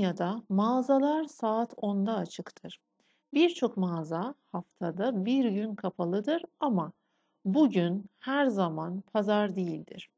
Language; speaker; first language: Turkish; non-native, fluent; Persian